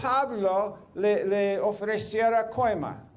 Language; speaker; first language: Spanish; non-native, fluent; English